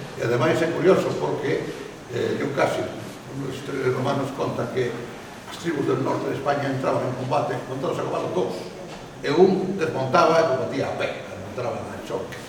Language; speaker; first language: Galician; non-native, local second language; Spanish